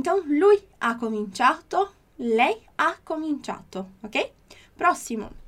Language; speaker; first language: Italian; non-native, fluent; Portuguese